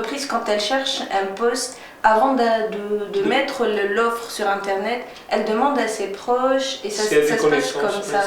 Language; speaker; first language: French; non-native, local second language; Arabic